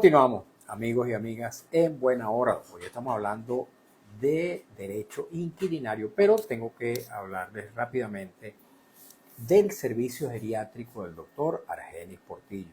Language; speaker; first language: Spanish; native; Spanish